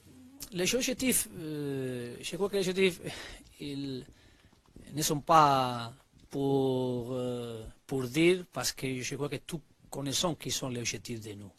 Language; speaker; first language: French; non-native, learner; Spanish